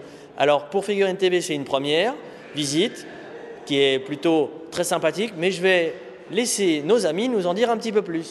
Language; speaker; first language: French; native; French